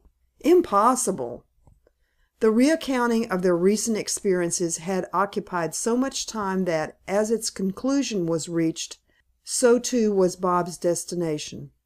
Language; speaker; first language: English; native; English